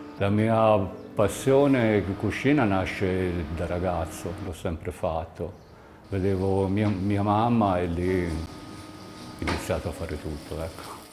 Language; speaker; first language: Italian; native; Italian